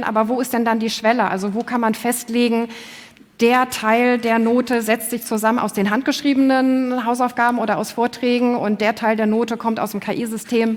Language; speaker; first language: German; native; German